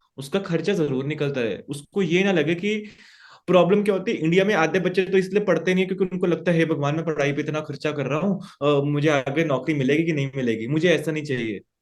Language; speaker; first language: Hindi; native; Hindi